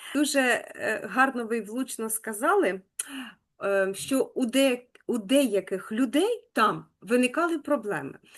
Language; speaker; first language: Ukrainian; native; Ukrainian